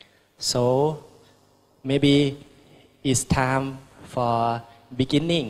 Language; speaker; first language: English; non-native, learner; Thai